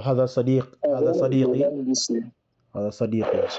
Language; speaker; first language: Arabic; non-native, fluent; English